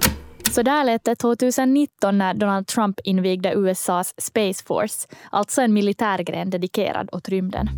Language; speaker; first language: Swedish; native; Swedish